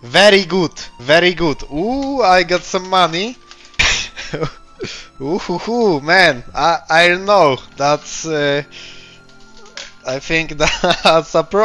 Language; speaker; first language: English; non-native, learner; Polish